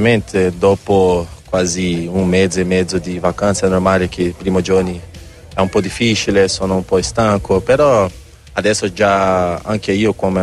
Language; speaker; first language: Italian; non-native, learner; Portuguese